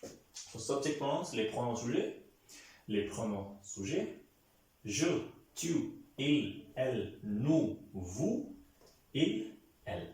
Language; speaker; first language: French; non-native, fluent; Hindi